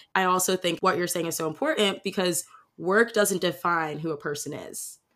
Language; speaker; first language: English; native; English